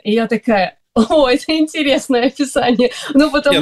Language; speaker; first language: Russian; native; Russian